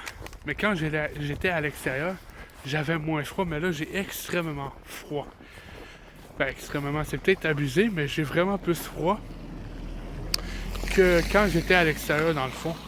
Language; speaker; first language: French; native; French